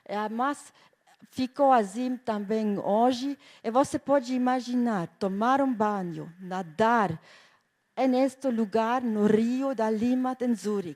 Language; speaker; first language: Portuguese; non-native, fluent; German